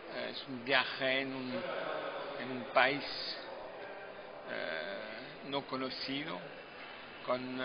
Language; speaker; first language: Spanish; non-native, fluent; French